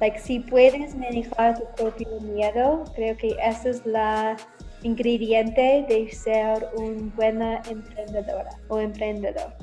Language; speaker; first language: Spanish; non-native, learner; English